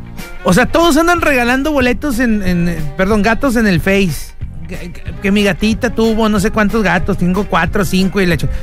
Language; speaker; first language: Spanish; native; Spanish